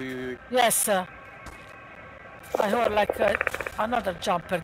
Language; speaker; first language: English; non-native, learner; Hungarian